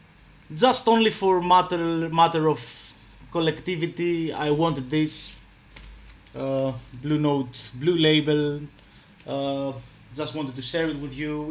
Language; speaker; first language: English; non-native, fluent; Greek